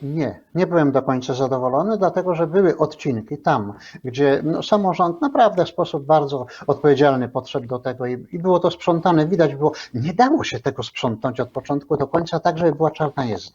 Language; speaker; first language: Polish; native; Polish